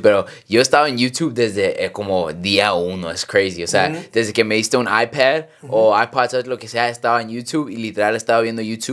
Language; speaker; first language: Spanish; early bilingual, heritage; Spanish